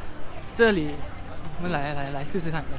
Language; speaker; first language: Chinese; non-native, learner; Thai